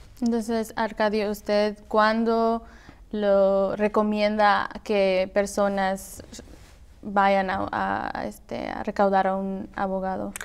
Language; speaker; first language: Spanish; early bilingual, heritage; Spanish